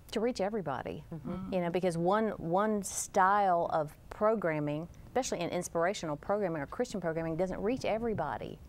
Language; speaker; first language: English; native; English